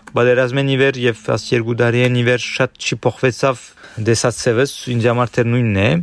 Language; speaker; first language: Armenian; early bilingual, heritage; Armenian